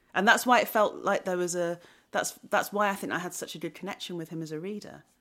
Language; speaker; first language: English; native; English